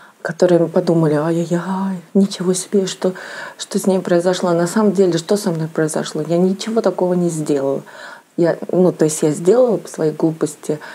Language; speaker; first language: Russian; native; Russian